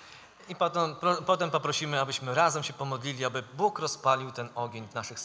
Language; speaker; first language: Polish; native; Polish